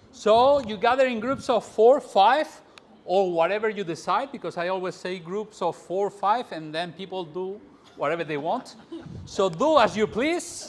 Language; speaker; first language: English; non-native, fluent; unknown